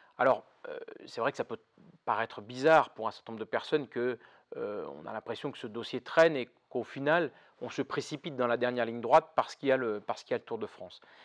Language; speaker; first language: French; native; French